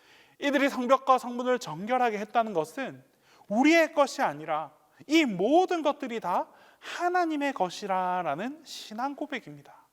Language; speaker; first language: Korean; native; Korean